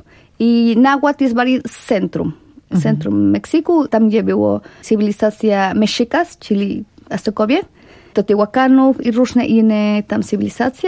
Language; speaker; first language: Polish; non-native, fluent; Spanish